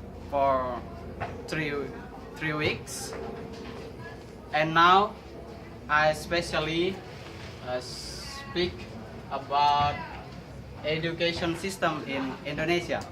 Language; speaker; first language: English; non-native, learner; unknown